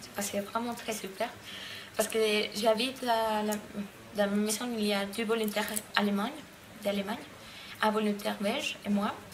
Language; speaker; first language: French; non-native, learner; Spanish